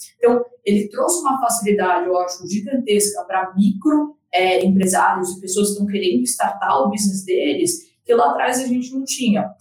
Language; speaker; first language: Portuguese; native; Portuguese